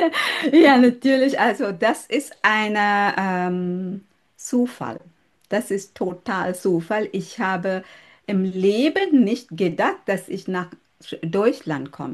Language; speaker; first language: German; non-native, learner; Sinhala